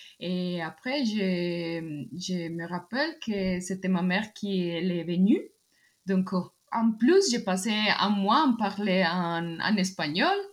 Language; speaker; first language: French; non-native, fluent; Spanish